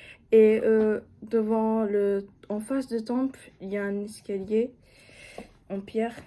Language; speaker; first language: French; non-native, fluent; Japanese